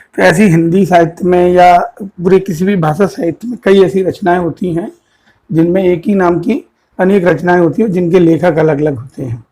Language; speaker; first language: Hindi; native; Hindi